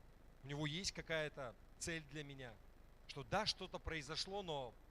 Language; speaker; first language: Russian; native; Russian